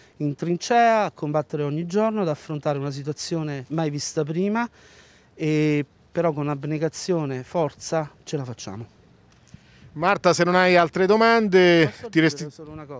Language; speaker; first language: Italian; native; Italian